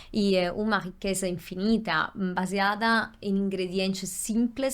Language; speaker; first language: Portuguese; non-native, fluent; Italian